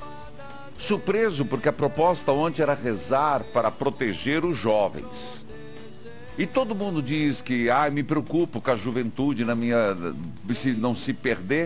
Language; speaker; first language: Portuguese; native; Portuguese